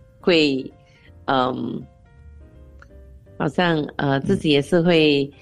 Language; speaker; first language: Chinese; non-native, local second language; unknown